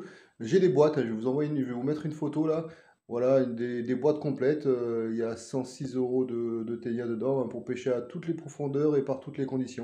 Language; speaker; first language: French; native; French